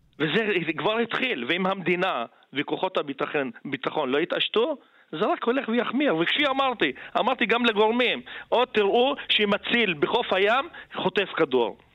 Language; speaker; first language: Hebrew; non-native, local second language; Arabic